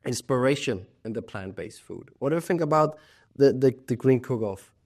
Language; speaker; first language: English; non-native, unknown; Danish